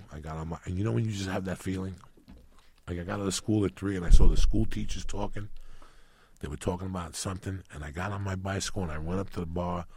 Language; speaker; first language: English; early bilingual, other home language; Spanish